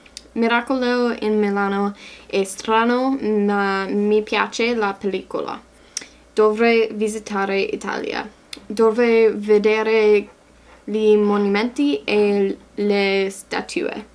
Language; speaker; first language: Italian; non-native, learner; English